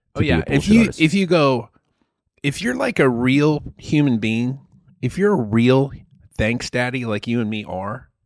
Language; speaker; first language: English; native; English